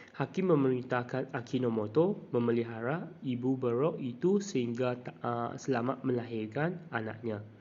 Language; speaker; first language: Malay; non-native, local second language; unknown